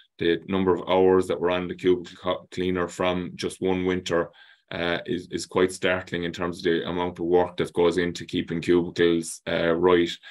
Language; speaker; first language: English; native; English